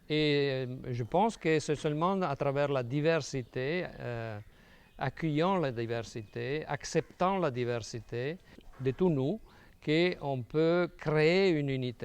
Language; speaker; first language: French; non-native, fluent; Italian